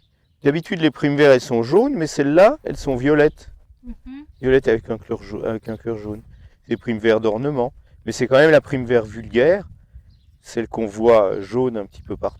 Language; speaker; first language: French; native; French